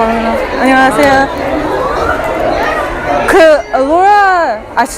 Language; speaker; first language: Korean; non-native, learner; English